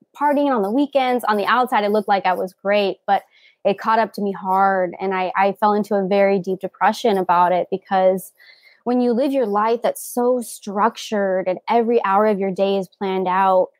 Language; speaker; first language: English; native; English